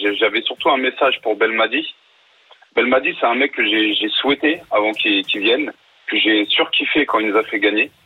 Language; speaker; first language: French; early bilingual, other home language; Arabic